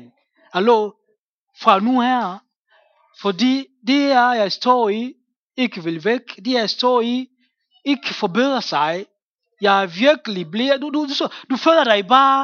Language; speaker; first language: Swedish; non-native, learner; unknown